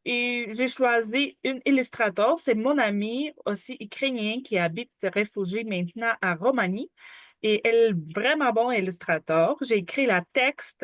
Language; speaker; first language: French; non-native, learner; Ukrainian